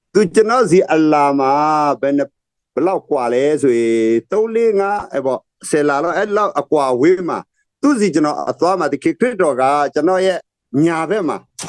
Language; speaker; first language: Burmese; non-native, local second language; S'gaw Karen